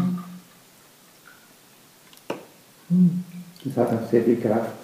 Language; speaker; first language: German; native; German